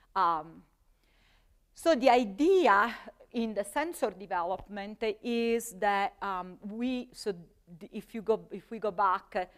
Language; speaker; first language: English; non-native, fluent; Italian